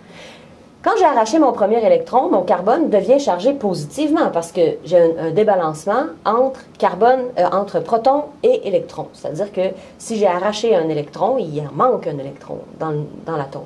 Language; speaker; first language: French; native; French